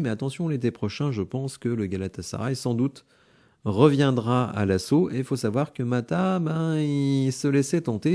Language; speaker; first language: French; native; French